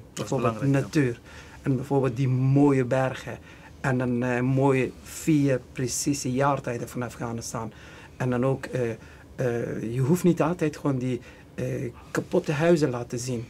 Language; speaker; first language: Dutch; non-native, learner; Persian